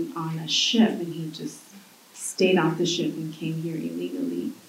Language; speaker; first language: English; early bilingual, other home language; Spanish